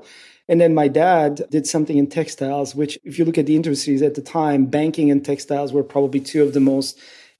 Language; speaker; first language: English; non-native, fluent; Turkish